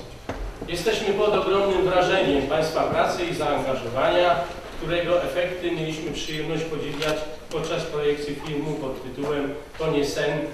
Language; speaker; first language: Polish; native; Polish